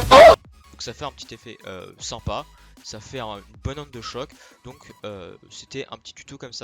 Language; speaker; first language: French; native; French